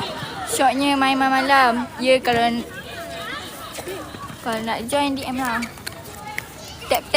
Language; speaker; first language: Malay; native; Malay